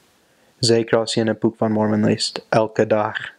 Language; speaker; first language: Dutch; non-native, fluent; English